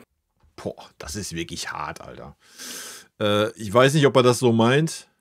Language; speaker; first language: German; native; German